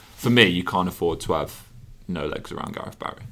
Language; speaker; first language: English; native; English